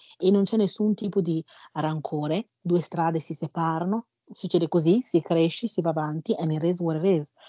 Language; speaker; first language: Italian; early bilingual, other home language; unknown